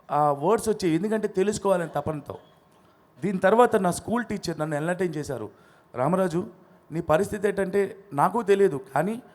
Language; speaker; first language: Telugu; non-native, local second language; Odia